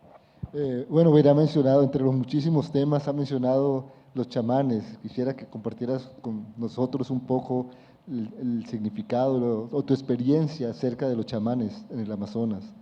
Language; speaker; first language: Spanish; native; Spanish